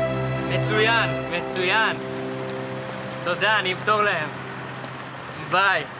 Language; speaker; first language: Hebrew; native; Hebrew